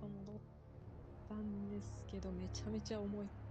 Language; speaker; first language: Japanese; native; Japanese